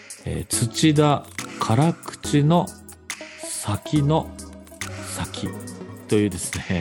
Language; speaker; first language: Japanese; native; Japanese